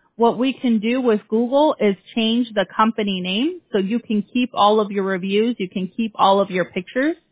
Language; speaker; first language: English; early bilingual, other home language; Spanish